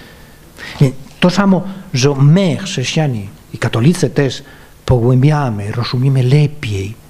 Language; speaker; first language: Polish; non-native, fluent; Spanish